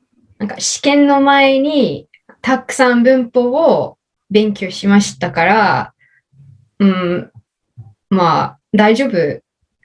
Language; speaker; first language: Japanese; non-native, learner; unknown